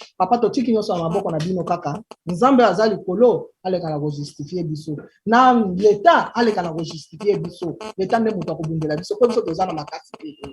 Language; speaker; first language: Lingala; native; Lingala